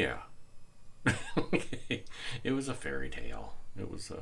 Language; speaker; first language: English; native; English